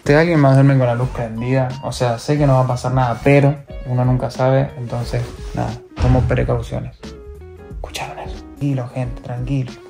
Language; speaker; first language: Spanish; native; Spanish